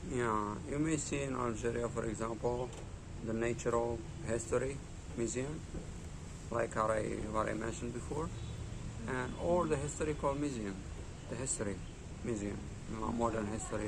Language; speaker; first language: English; non-native, learner; Arabic